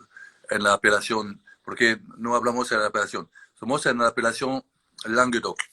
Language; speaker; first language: Spanish; non-native, learner; French